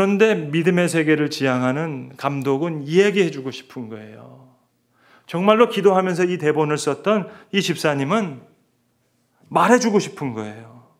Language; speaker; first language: Korean; native; Korean